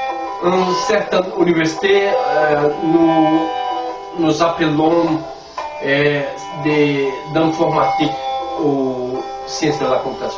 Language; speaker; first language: French; non-native, learner; Spanish